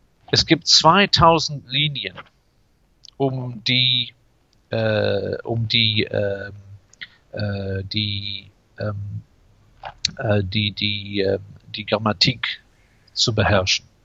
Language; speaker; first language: German; non-native, fluent; English